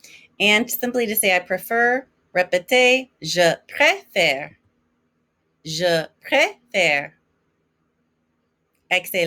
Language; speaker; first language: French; non-native, fluent; English